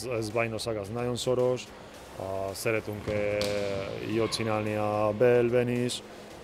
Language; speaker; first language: Hungarian; non-native, learner; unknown